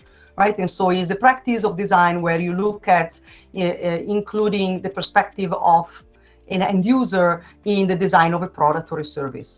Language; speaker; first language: English; non-native, fluent; Italian